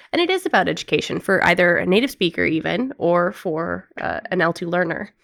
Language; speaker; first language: English; native; English